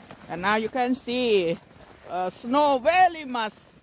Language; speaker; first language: English; non-native, learner; Thai